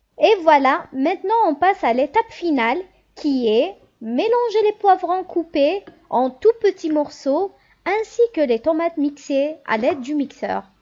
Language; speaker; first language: French; non-native, local second language; Kabyle